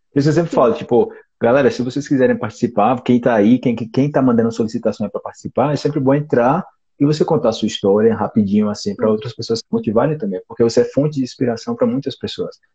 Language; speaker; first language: Portuguese; native; Portuguese